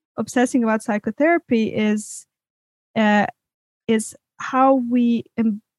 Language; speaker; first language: English; non-native, fluent; Serbian